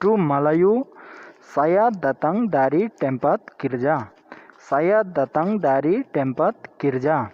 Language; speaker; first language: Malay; non-native, learner; Nepali